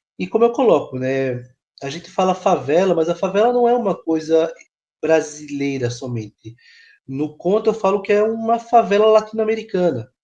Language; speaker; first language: Portuguese; native; Portuguese